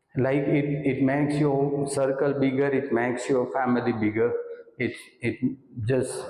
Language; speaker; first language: English; non-native, local second language; Gujarati